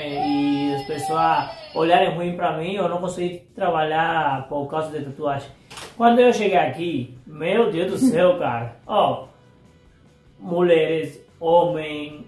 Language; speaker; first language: Portuguese; non-native, fluent; Spanish